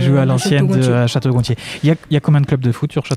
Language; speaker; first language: French; native; French